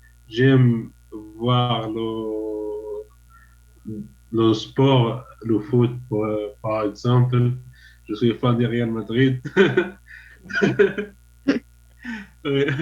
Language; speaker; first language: French; non-native, learner; Arabic